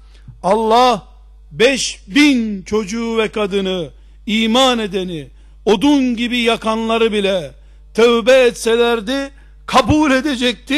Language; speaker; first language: Turkish; native; Turkish